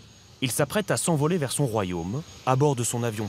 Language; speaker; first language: French; native; French